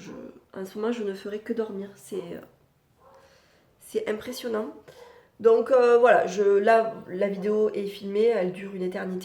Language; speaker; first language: French; native; French